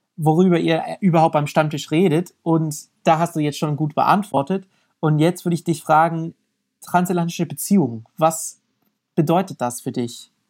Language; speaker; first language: German; non-native, fluent; English